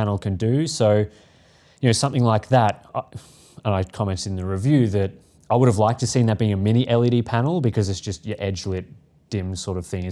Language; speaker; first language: English; native; English